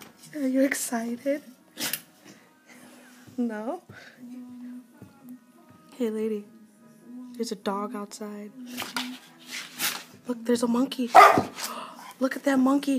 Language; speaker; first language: English; native; English